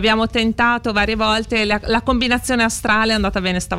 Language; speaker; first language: Italian; native; Italian